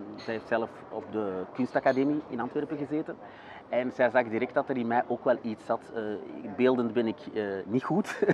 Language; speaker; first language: Dutch; native; Dutch